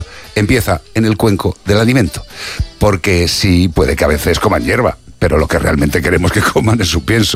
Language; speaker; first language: Spanish; native; Spanish